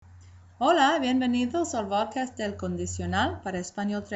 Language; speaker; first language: Spanish; non-native, fluent; English